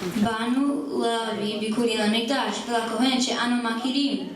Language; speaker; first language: Hebrew; non-native, learner; English